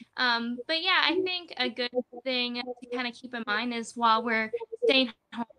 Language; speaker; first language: English; early bilingual, other home language; Spanish